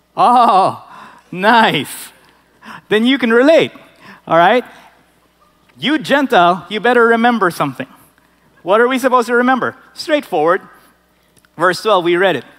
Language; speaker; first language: English; non-native, local second language; Filipino